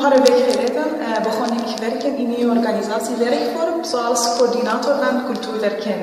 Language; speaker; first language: Dutch; non-native, learner; Persian